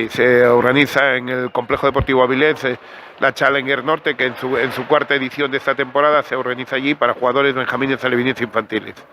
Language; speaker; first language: Spanish; native; Spanish